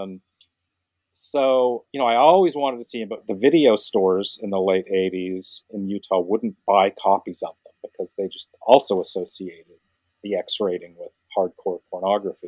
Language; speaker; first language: English; native; English